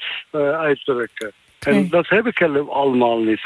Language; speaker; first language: Dutch; non-native, fluent; Turkish